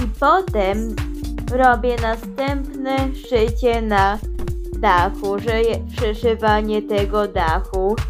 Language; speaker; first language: Polish; early bilingual, heritage; Polish